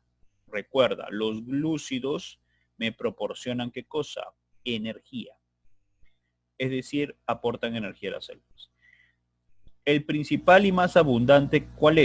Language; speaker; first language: Spanish; native; Spanish